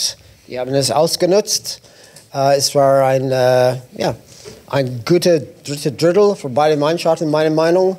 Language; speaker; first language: German; non-native, fluent; English